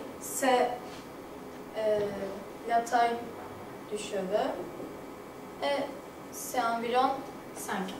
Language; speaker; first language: French; non-native, learner; Turkish